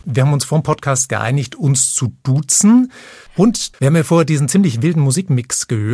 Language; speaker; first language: German; native; German